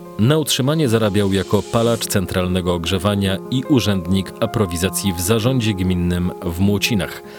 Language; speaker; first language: Polish; native; Polish